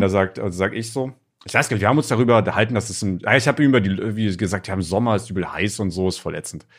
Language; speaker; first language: German; native; German